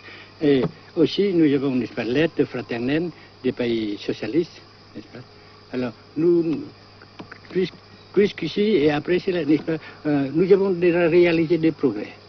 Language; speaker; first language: French; non-native, local second language; Vietnamese